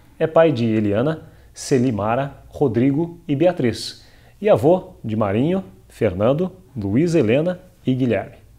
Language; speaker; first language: Portuguese; native; Portuguese